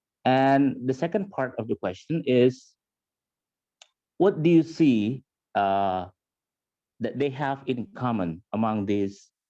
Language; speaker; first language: English; non-native, fluent; Indonesian